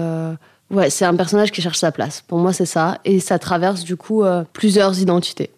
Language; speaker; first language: French; native; French